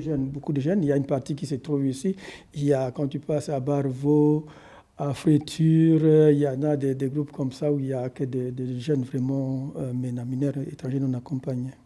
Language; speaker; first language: French; native; French